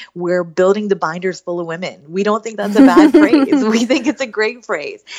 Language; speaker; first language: English; native; English